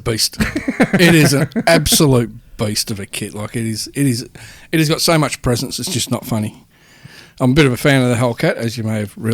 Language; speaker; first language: English; native; English